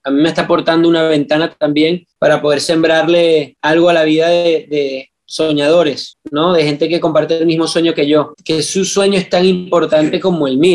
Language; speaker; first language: Spanish; native; Spanish